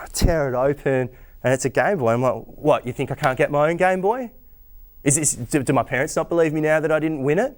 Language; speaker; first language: English; native; English